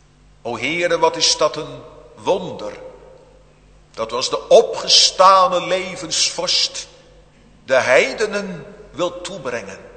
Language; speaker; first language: Dutch; native; Dutch